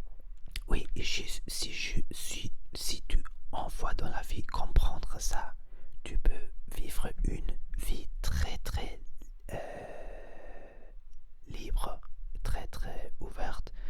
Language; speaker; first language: French; non-native, learner; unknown